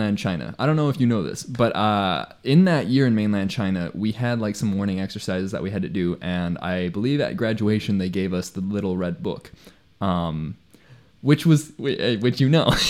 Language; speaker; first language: English; non-native, local second language; Spanish